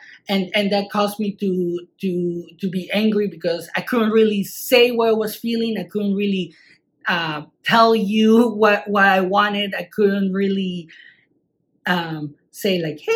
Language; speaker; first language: English; non-native, fluent; Spanish